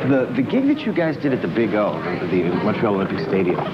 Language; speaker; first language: English; native; English